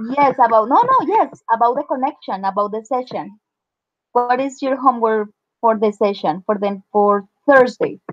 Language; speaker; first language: English; non-native, fluent; Spanish